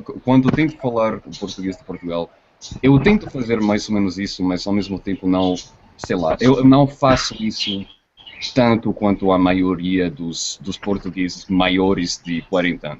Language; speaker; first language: Portuguese; non-native, fluent; English